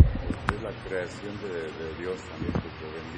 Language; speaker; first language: Spanish; native; Spanish